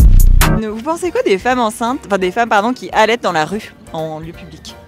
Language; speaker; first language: French; native; French